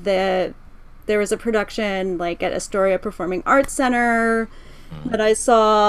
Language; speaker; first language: English; native; English